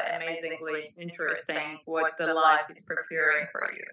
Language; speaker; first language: English; non-native, fluent; Georgian